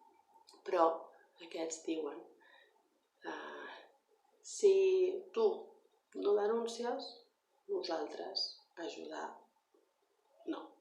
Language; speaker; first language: Catalan; non-native, learner; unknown